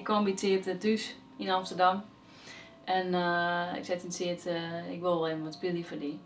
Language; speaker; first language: Dutch; non-native, local second language; Western Frisian